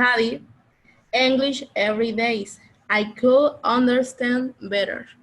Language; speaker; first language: English; non-native, learner; Spanish